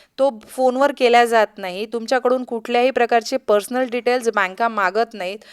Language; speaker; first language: Marathi; native; Marathi